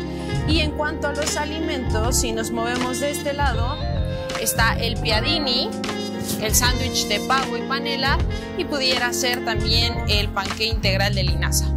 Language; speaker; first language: Spanish; native; Spanish